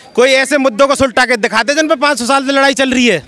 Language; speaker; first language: Hindi; native; Hindi